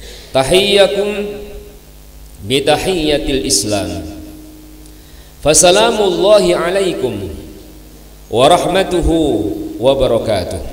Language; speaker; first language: Arabic; non-native, learner; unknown